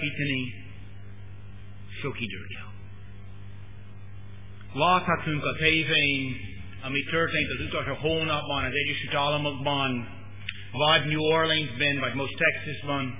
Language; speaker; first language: Hungarian; non-native, learner; English